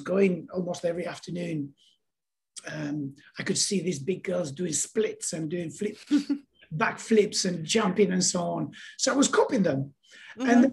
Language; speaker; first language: English; non-native, fluent; Albanian